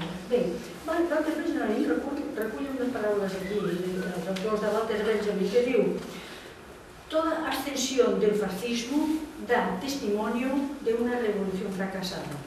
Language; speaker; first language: Catalan; native; Catalan